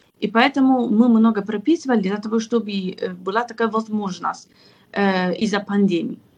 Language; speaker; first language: Russian; non-native, fluent; Persian